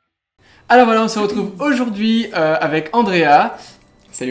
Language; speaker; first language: French; native; French